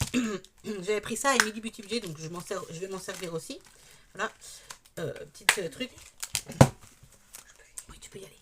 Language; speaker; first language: French; native; French